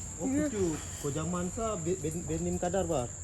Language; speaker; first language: Turkish; non-native, learner; Indonesian